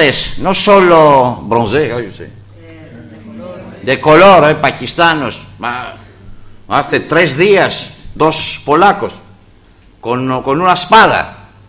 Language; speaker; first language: Spanish; non-native, learner; Greek